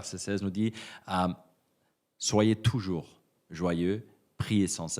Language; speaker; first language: French; native; French